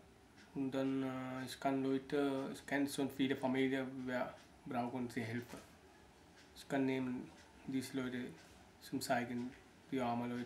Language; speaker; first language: German; non-native, learner; Sinhala